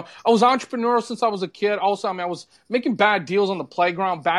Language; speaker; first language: English; early bilingual, other home language; Bulgarian